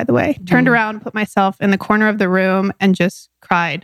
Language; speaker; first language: English; native; English